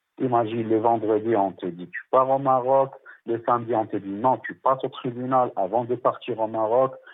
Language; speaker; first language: French; non-native, local second language; Arabic